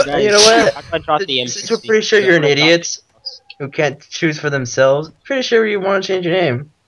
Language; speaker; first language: English; native; English